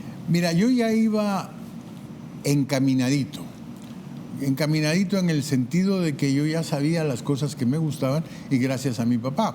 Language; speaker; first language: Spanish; native; Spanish